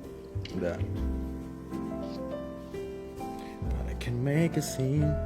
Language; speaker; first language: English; non-native, fluent; Indonesian